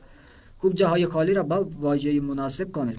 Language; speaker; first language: Persian; non-native, fluent; Urdu